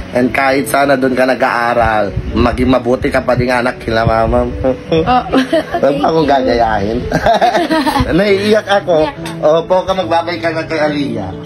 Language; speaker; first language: Filipino; non-native, local second language; Iloko